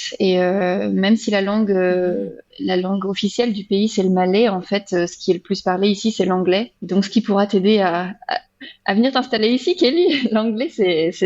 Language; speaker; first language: French; native; French